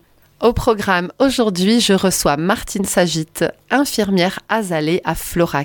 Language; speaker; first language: French; native; French